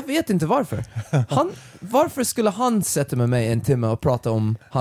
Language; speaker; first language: Swedish; non-native, learner; English